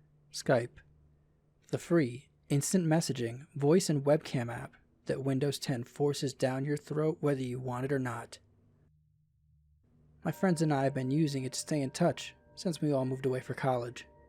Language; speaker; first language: English; native; English